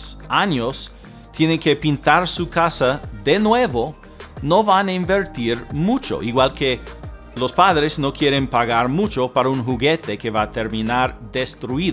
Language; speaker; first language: Spanish; non-native, fluent; English